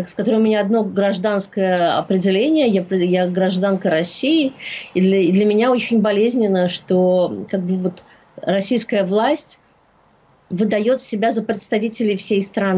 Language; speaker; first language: Russian; native; Russian